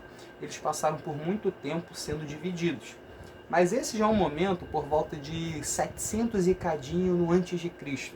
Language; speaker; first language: Portuguese; native; Portuguese